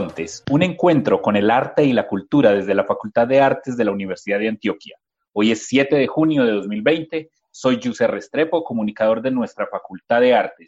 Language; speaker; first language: Spanish; native; Spanish